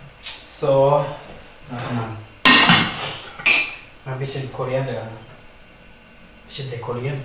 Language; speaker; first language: German; non-native, learner; Thai